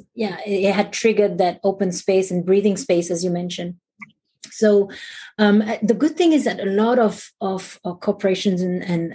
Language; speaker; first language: English; non-native, fluent; French